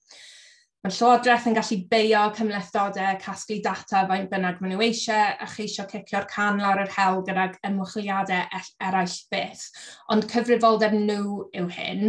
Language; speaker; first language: Welsh; native; Welsh